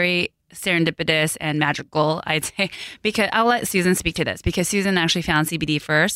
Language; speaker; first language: English; early bilingual, other home language; Korean